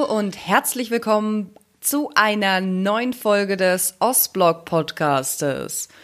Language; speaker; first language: German; early bilingual, other home language; Russian